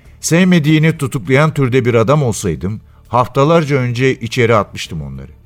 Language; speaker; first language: Turkish; native; Turkish